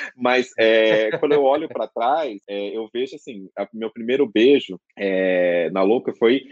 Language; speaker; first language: Portuguese; native; Portuguese